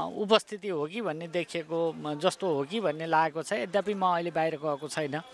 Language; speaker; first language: Nepali; native; Nepali